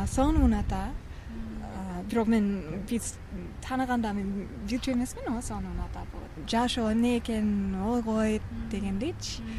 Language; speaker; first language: Kyrgyz; non-native, fluent; English